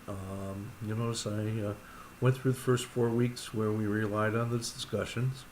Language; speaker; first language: English; native; English